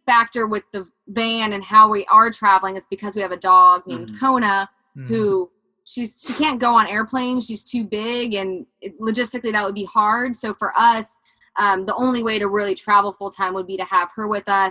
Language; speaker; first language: English; native; English